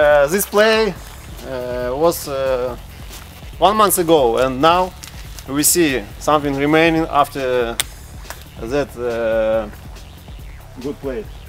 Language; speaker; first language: English; non-native, learner; Russian